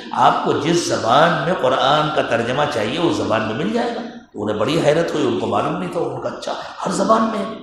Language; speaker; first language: Urdu; native; Urdu